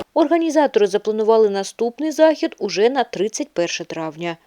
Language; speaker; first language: Ukrainian; native; Ukrainian